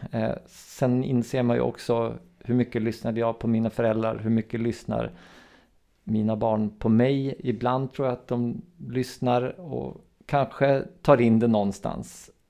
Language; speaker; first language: Swedish; native; Swedish